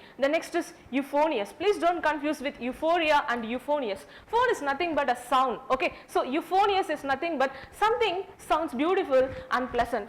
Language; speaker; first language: English; non-native, local second language; Tamil